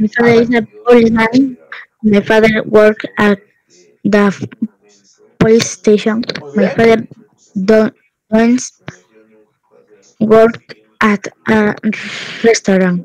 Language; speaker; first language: English; non-native, learner; Spanish